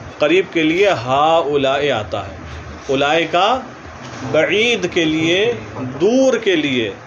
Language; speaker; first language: Urdu; native; Urdu